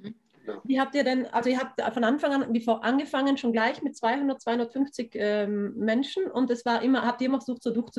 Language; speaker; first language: German; native; German